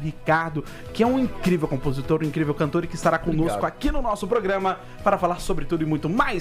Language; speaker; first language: Portuguese; native; Portuguese